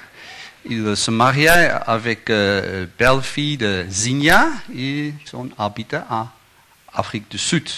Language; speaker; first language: French; non-native, learner; Afrikaans